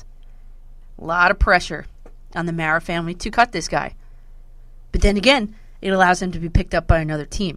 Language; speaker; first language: English; native; English